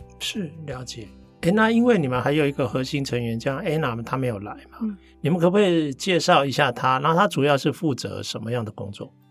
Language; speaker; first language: Chinese; native; Chinese